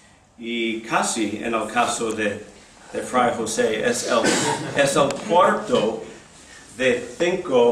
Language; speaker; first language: Spanish; non-native, fluent; English